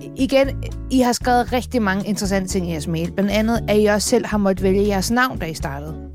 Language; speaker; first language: Danish; native; Danish